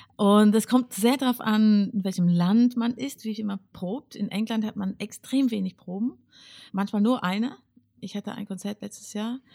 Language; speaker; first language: German; non-native, fluent; English